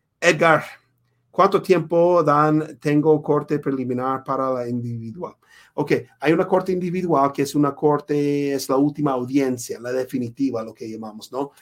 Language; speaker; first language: Spanish; non-native, fluent; English